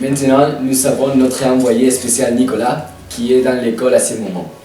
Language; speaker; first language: French; non-native, learner; Spanish